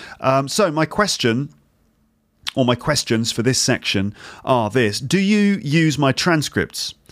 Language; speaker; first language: English; native; English